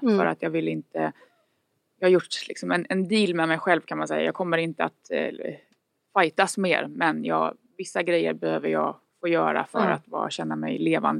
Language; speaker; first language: Swedish; native; Swedish